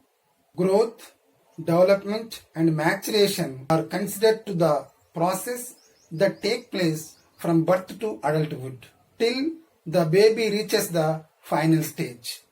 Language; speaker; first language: English; non-native, local second language; Telugu